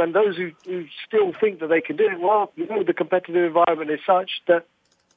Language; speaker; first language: English; native; English